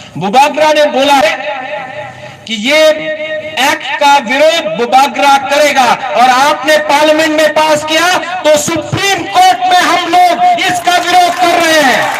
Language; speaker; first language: Hindi; non-native, local second language; Kok Borok